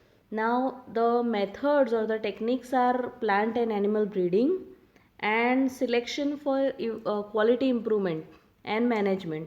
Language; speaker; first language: English; non-native, local second language; Hindi